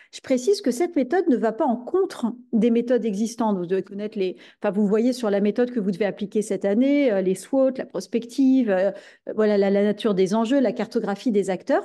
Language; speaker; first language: French; native; French